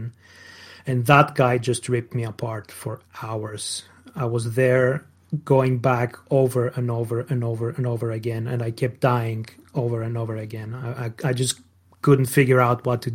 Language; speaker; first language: English; non-native, fluent; Greek